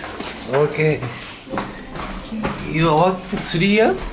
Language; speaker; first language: English; non-native, learner; Japanese